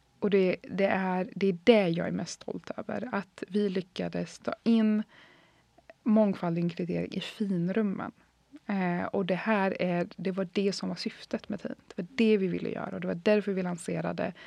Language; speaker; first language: Swedish; early bilingual, other home language; Arabic